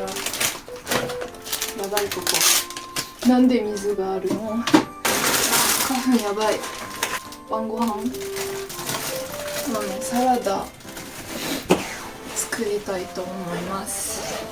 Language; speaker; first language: Japanese; non-native, learner; French